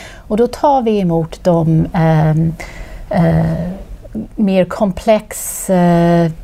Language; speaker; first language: Swedish; non-native, fluent; English